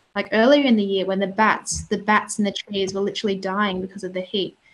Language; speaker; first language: English; native; English